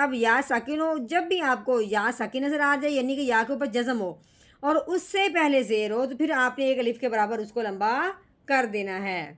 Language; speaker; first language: Urdu; native; Urdu